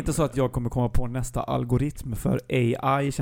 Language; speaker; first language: Swedish; native; Swedish